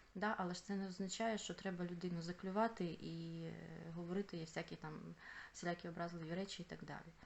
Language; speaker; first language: Ukrainian; non-native, local second language; Russian